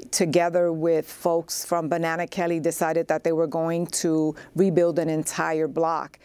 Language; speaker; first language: English; native; English